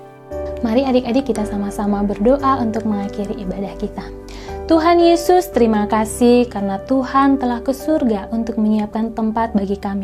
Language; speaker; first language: Indonesian; native; Indonesian